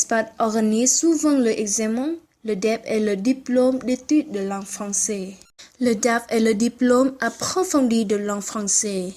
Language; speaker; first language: French; non-native, learner; Vietnamese